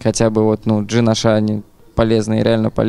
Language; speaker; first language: Russian; native; Russian